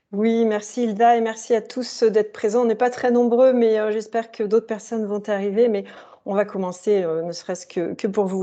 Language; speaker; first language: French; native; French